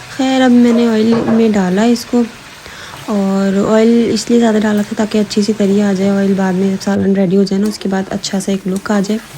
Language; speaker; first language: Urdu; native; Urdu